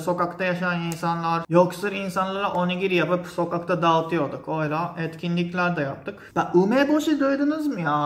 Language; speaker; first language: Turkish; non-native, fluent; Japanese